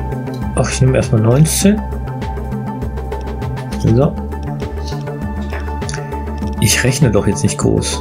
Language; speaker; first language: German; native; German